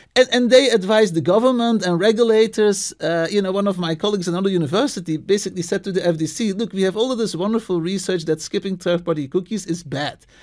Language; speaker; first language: English; non-native, fluent; Dutch